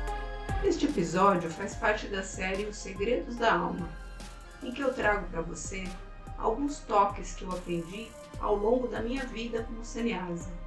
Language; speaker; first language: Portuguese; native; Portuguese